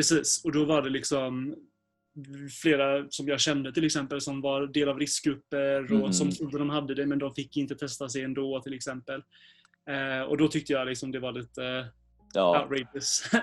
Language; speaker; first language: Swedish; native; Swedish